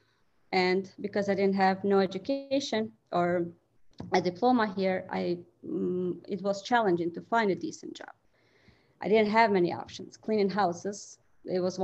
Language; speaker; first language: English; non-native, fluent; Albanian